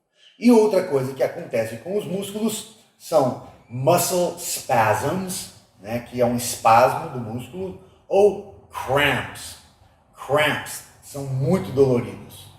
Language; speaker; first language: Portuguese; non-native, fluent; English